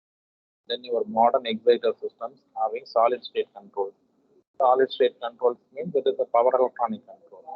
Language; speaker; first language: English; non-native, local second language; Tamil